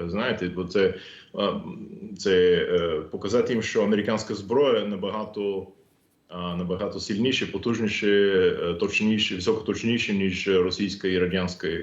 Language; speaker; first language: Ukrainian; non-native, fluent; English